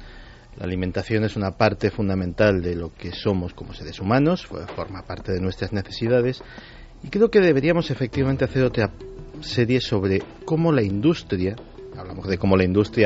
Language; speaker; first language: Spanish; native; Spanish